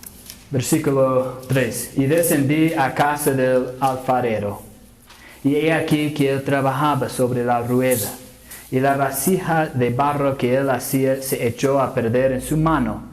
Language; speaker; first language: Spanish; non-native, fluent; English